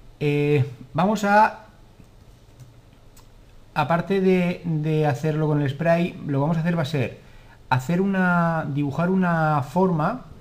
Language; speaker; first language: Spanish; native; Spanish